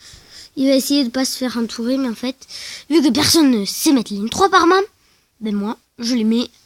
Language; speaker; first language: French; native; French